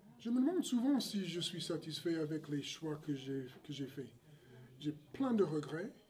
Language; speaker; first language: French; non-native, fluent; English